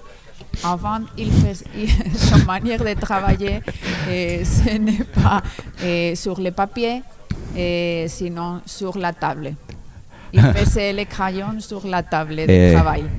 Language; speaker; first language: French; non-native, learner; Spanish